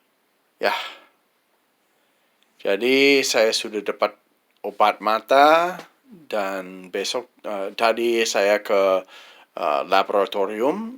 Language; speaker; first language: Indonesian; non-native, fluent; English